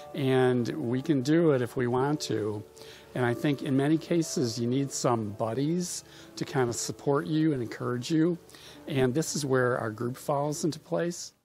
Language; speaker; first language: English; native; English